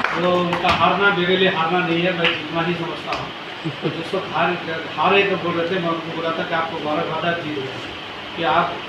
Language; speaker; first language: Urdu; native; Urdu